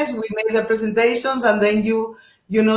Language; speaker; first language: English; non-native, fluent; Portuguese